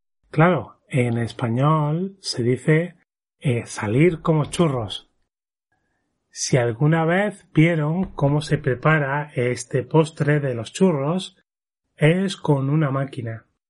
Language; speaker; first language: Spanish; native; Spanish